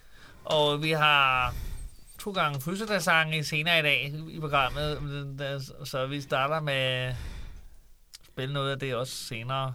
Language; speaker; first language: Danish; native; Danish